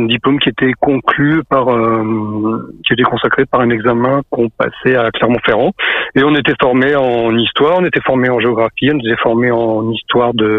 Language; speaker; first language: French; native; French